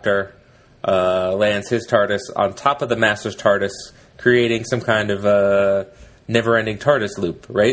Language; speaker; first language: English; native; English